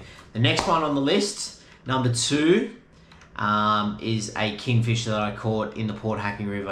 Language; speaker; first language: English; native; English